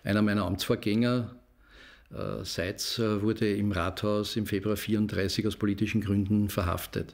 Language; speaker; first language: German; native; German